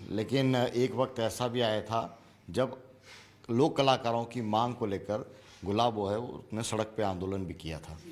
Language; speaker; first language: Hindi; native; Hindi